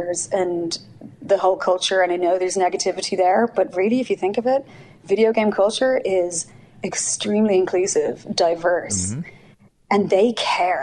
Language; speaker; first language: English; native; English